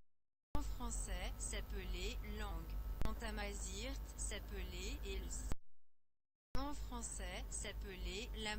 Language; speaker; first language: French; non-native, learner; Berber languages